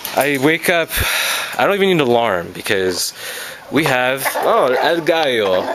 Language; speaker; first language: English; native; English